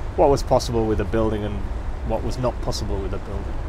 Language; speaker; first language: English; native; English